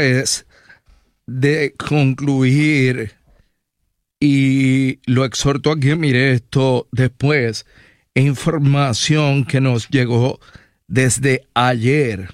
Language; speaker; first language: Spanish; native; Spanish